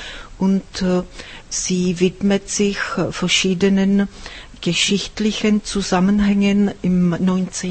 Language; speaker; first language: German; non-native, fluent; Czech